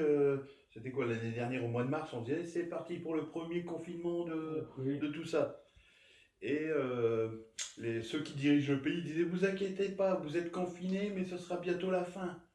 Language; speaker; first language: French; native; French